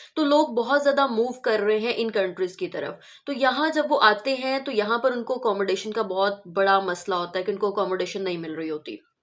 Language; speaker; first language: Urdu; non-native, local second language; Punjabi